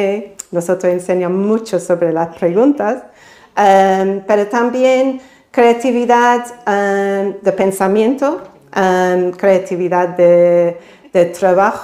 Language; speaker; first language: Spanish; non-native, fluent; English